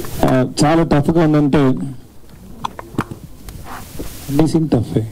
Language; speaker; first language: Telugu; non-native, learner; Tamil